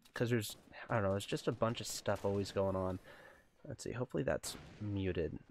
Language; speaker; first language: English; native; English